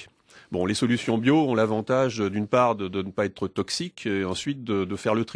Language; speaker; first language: French; native; French